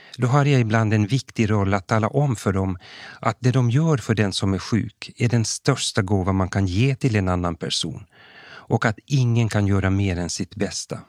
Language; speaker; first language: Swedish; native; Swedish